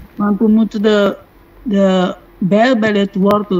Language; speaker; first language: Dutch; non-native, local second language; Papiamento